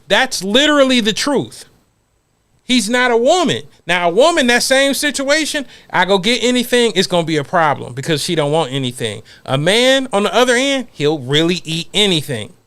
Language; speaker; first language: English; native; English